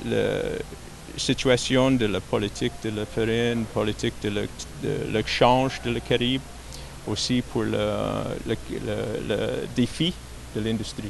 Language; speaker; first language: French; non-native, learner; English